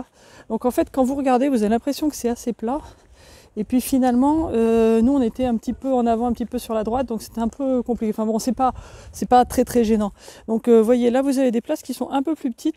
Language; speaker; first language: French; native; French